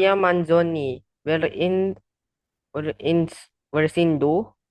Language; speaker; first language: German; non-native, learner; Indonesian